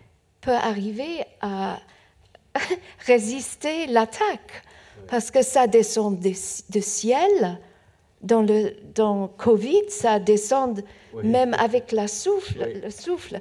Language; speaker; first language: French; non-native, fluent; Persian